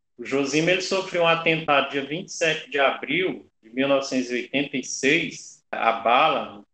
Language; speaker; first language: Portuguese; native; Portuguese